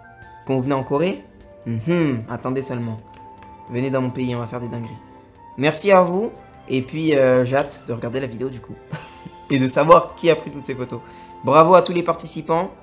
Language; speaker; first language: French; native; French